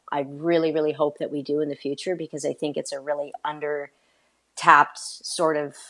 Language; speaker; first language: English; native; English